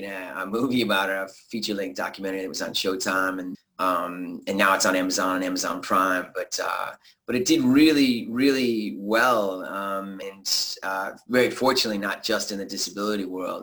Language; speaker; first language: English; native; English